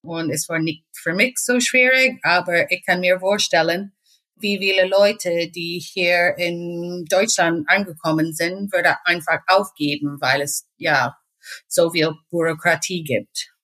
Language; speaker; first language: German; non-native, fluent; English